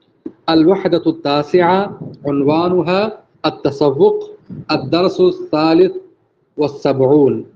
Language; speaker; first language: Arabic; non-native, fluent; Urdu